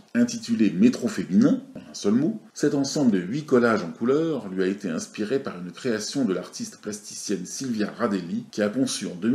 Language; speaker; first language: French; native; French